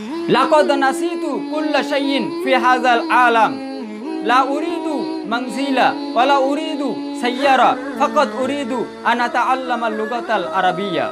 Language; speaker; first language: Arabic; non-native, learner; Bangla